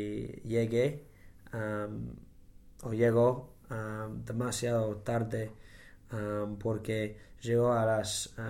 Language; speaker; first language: Spanish; non-native, learner; English